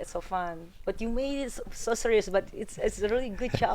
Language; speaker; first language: English; non-native, fluent; Indonesian